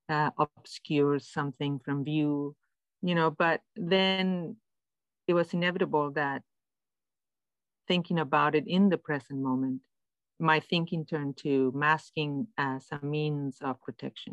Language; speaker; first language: English; non-native, fluent; Spanish